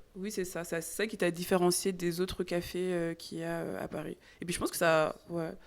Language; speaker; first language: French; native; French